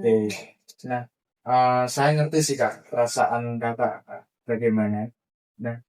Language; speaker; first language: Indonesian; native; Indonesian